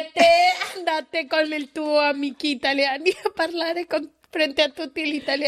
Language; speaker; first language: Italian; non-native, learner; Spanish